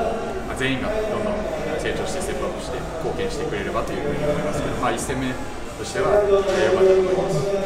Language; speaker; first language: Japanese; native; Japanese